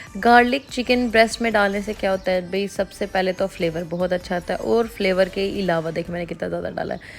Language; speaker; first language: Urdu; native; Urdu